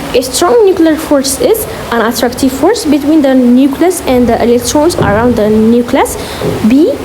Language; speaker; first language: English; non-native, local second language; Amharic